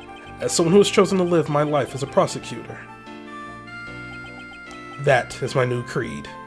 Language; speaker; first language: English; native; English